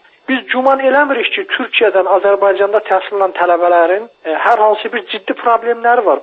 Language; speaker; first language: Azerbaijani; native; Azerbaijani